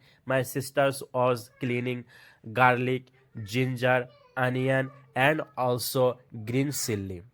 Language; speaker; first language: English; non-native, learner; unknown